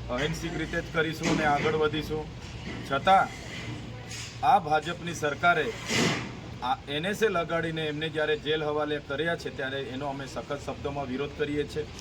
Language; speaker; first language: Gujarati; non-native, local second language; Vasavi